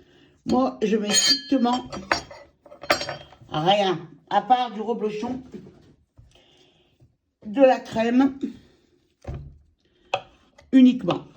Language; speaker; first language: French; native; French